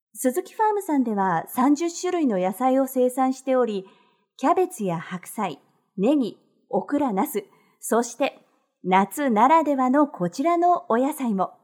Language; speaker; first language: Japanese; native; Japanese